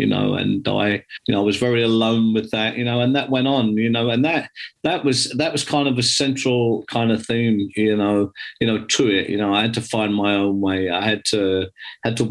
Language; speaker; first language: English; native; English